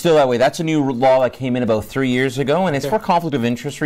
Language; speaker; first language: English; native; English